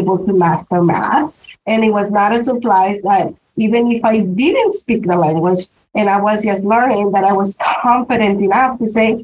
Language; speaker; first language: English; non-native, fluent; Spanish